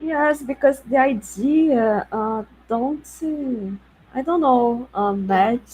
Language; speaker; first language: English; non-native, learner; Portuguese